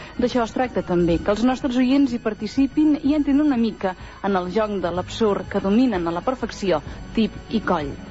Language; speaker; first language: Catalan; native; Catalan